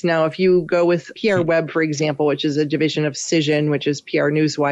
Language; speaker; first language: English; native; English